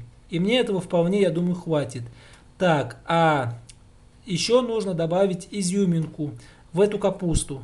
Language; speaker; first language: Russian; native; Russian